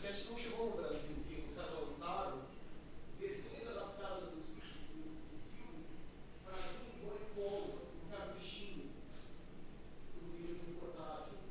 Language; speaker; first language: Portuguese; native; Portuguese